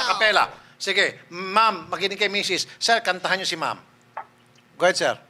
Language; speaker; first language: Filipino; native; Filipino